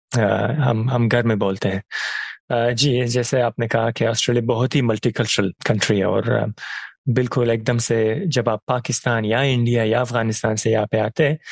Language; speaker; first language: Urdu; non-native, fluent; Persian